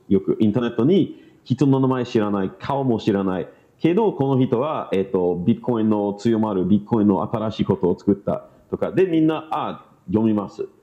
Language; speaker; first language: Japanese; non-native, learner; English